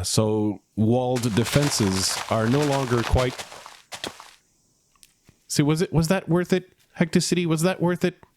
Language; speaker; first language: English; native; English